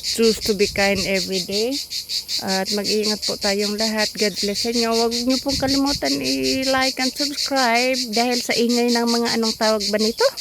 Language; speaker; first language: Filipino; non-native, local second language; Cebuano